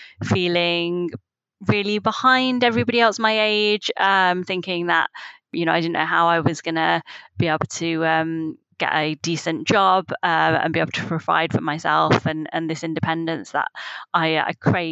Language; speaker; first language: English; native; English